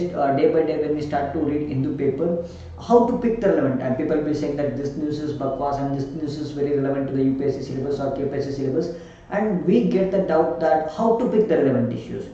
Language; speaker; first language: English; non-native, local second language; Kannada